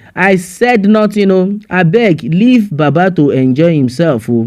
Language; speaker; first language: English; non-native, local second language; Yoruba